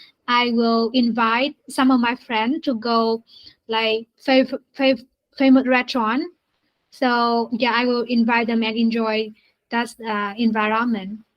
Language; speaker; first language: English; non-native, learner; Vietnamese